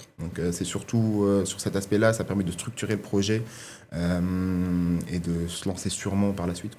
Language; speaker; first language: French; non-native, local second language; Arabic